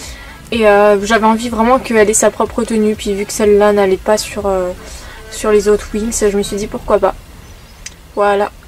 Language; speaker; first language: French; native; French